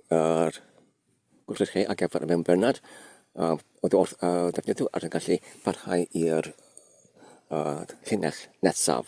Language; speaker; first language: Welsh; non-native, learner; Polish